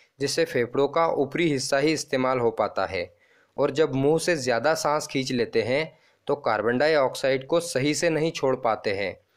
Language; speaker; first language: Hindi; non-native, local second language; Marathi